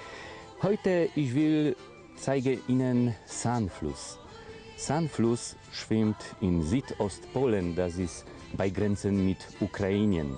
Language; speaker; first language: German; non-native, learner; Polish